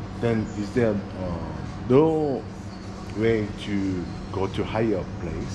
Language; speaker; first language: English; non-native, learner; Korean